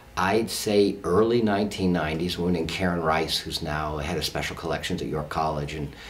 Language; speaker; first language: English; native; English